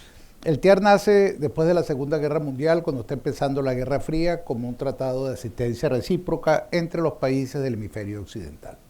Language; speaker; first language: Spanish; native; Spanish